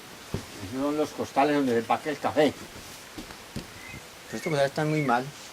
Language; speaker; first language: Spanish; native; Spanish